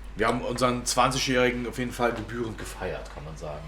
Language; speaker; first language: German; native; German